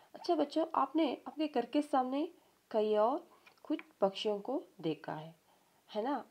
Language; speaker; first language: Hindi; non-native, local second language; Kannada